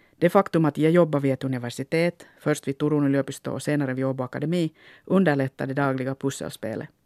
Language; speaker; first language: Swedish; non-native, local second language; Finnish